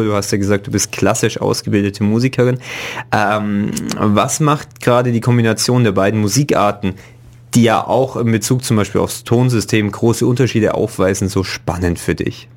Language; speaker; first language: German; native; German